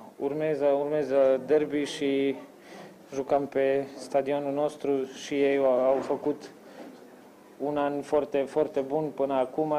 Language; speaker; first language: Romanian; non-native, fluent; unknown